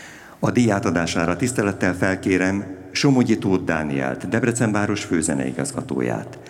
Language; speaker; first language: Hungarian; native; Hungarian